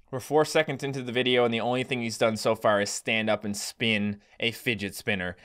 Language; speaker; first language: English; native; English